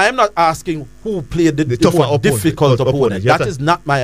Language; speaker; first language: English; native; English